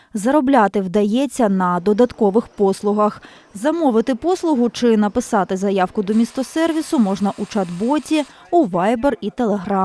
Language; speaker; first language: Ukrainian; native; Ukrainian